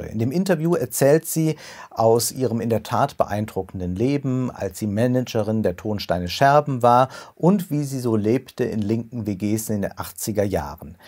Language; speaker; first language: German; native; German